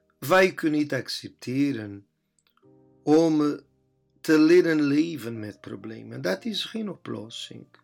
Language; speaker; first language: Dutch; non-native, fluent; Portuguese